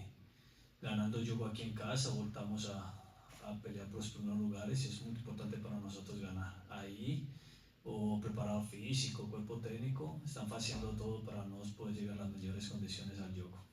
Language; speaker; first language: Portuguese; non-native, learner; Spanish